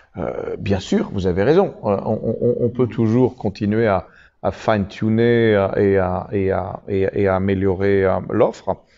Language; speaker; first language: French; native; French